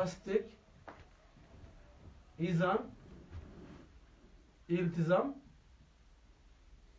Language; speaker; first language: Turkish; native; Turkish